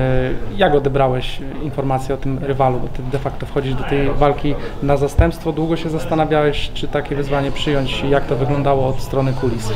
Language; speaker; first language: Polish; native; Polish